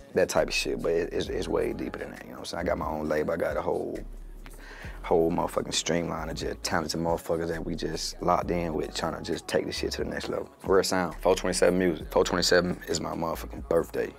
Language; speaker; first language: English; native; English